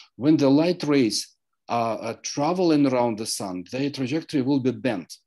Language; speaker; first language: English; non-native, fluent; Russian